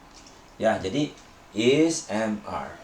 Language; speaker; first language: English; non-native, fluent; Indonesian